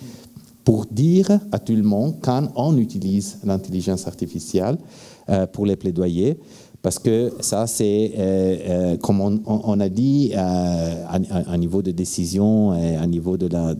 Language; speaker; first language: French; non-native, fluent; Italian